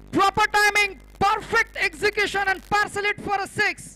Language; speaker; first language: English; non-native, local second language; Marathi